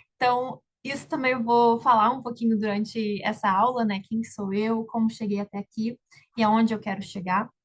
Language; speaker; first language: Portuguese; native; Portuguese